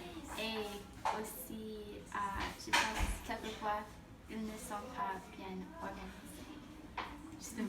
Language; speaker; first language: French; non-native, learner; English